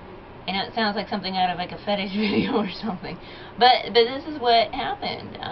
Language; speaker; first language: English; native; English